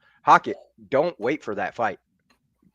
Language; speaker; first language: English; native; English